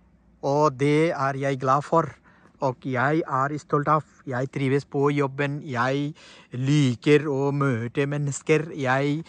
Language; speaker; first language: Norwegian; non-native, fluent; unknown